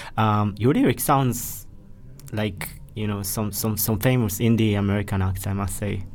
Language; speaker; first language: English; non-native, fluent; Hebrew